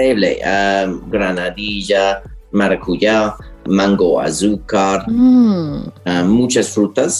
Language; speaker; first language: Spanish; non-native, learner; English